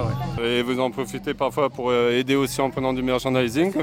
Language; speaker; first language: French; native; French